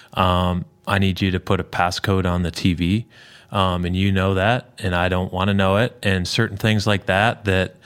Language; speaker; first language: English; native; English